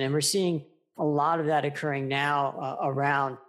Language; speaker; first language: English; native; English